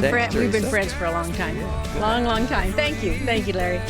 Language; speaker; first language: English; native; English